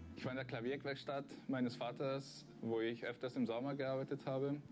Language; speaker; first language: German; early bilingual, other home language; Spanish